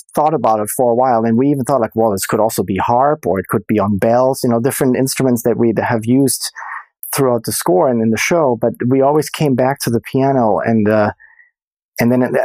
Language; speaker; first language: English; non-native, fluent; German